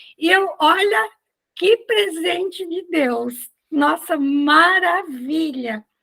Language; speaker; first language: Portuguese; native; Portuguese